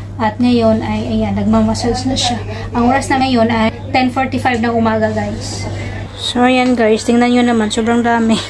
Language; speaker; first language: Filipino; non-native, local second language; Cebuano